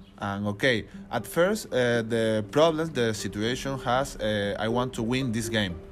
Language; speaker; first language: English; non-native, learner; Spanish